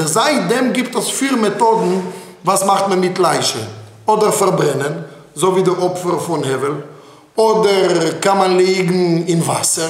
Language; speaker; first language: German; non-native, fluent; Hebrew